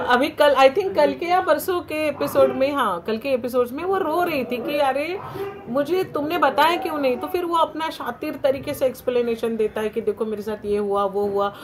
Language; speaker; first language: Hindi; non-native, local second language; Marathi